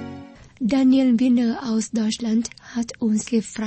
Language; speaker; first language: German; non-native, fluent; Vietnamese